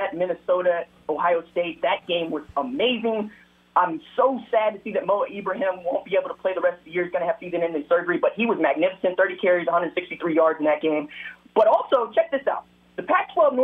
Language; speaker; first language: English; native; English